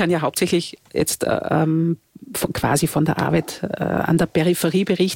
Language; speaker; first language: German; native; German